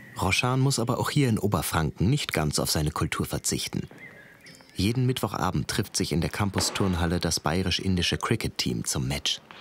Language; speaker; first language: German; native; German